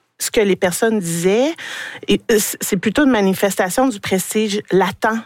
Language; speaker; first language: French; native; French